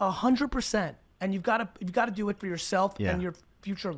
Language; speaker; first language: English; early bilingual, other home language; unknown